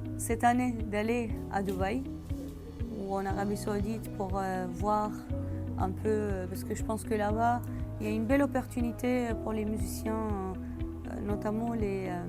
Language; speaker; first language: French; non-native, fluent; Arabic